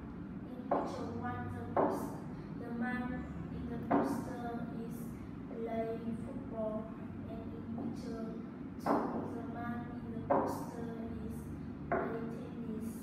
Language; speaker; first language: English; non-native, learner; Vietnamese